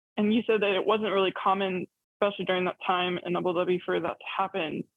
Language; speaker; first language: English; early bilingual, other home language; Arabic